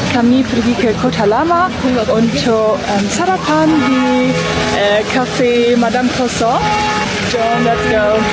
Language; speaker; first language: Malay; non-native, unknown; Russian